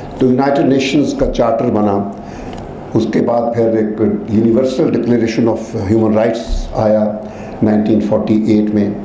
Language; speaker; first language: Urdu; native; Urdu